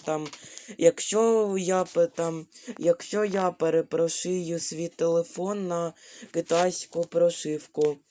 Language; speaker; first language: Ukrainian; non-native, local second language; Russian